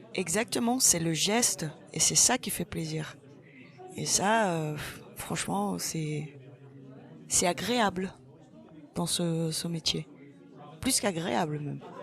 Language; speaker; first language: French; non-native, fluent; Portuguese